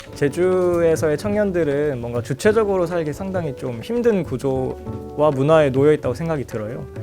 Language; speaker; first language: Korean; native; Korean